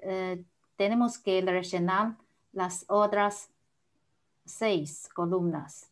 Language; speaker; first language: Spanish; non-native, fluent; Chinese